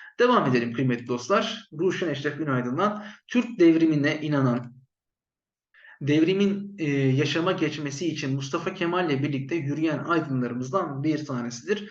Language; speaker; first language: Turkish; native; Turkish